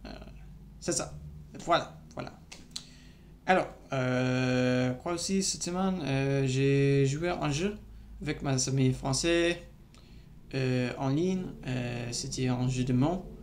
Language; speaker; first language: French; non-native, learner; English